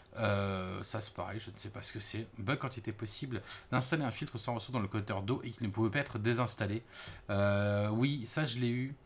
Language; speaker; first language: French; native; French